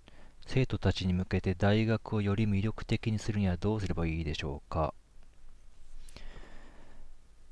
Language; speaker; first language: Japanese; native; Japanese